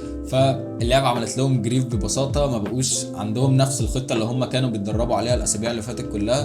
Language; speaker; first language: Arabic; native; Arabic